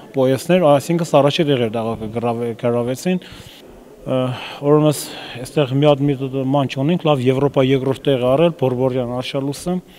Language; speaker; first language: Armenian; native; Armenian